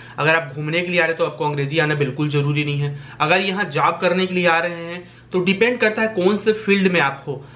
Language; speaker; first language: Hindi; native; Hindi